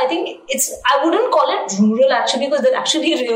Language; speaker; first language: English; non-native, local second language; Hindi